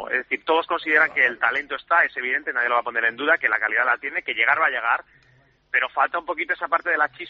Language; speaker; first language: Spanish; native; Spanish